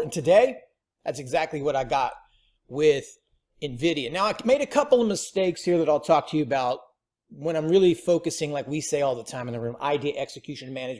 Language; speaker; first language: English; native; English